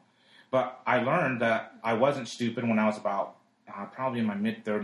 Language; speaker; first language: English; early bilingual, other home language; Spanish